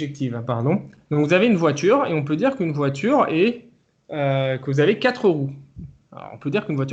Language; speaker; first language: French; native; French